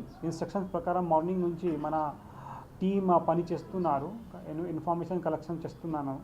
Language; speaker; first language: Telugu; non-native, local second language; Hindi